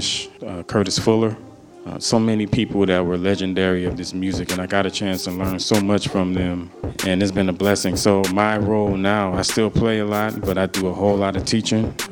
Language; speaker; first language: English; native; English